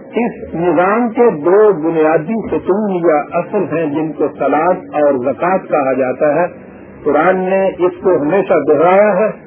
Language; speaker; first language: Urdu; non-native, local second language; Punjabi